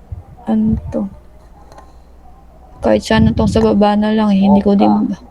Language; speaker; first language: Filipino; non-native, local second language; Cebuano